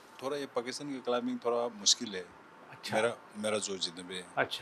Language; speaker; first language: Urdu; non-native, learner; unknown